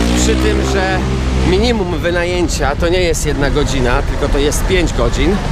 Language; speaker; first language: Polish; native; Polish